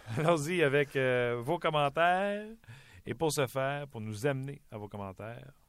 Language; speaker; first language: French; native; French